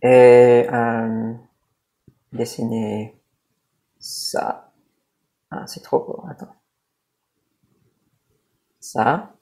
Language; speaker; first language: French; non-native, learner; English